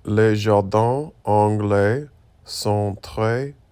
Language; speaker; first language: French; non-native, learner; English